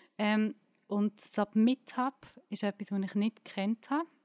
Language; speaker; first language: German; native; German